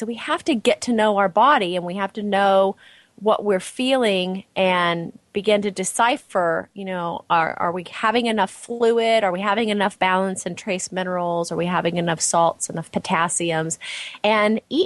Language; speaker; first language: English; native; English